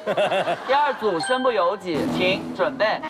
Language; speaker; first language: Chinese; native; Chinese